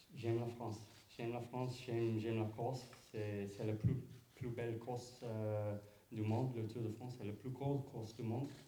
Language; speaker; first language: French; non-native, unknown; English